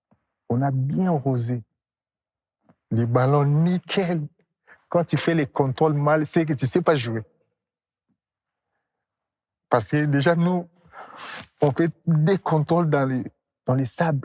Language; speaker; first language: French; non-native, local second language; Lingala